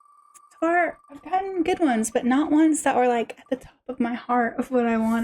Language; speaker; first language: English; native; English